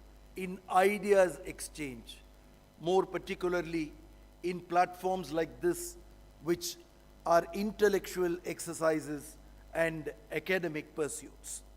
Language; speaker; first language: English; non-native, local second language; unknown